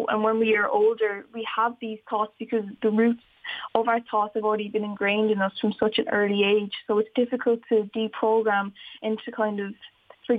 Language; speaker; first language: English; native; English